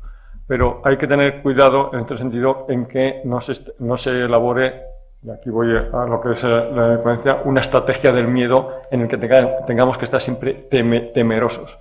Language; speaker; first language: Spanish; native; Spanish